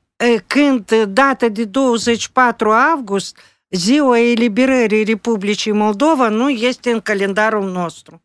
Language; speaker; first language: Romanian; non-native, local second language; Russian